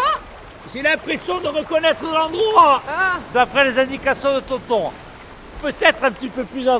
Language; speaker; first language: French; native; French